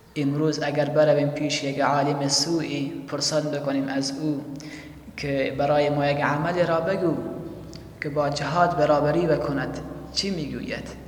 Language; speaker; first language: Persian; native; Persian